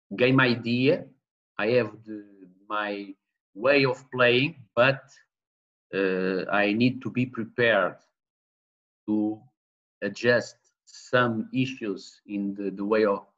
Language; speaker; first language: English; non-native, learner; Portuguese